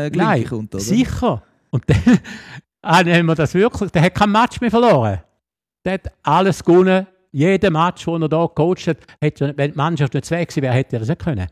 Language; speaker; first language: German; native; German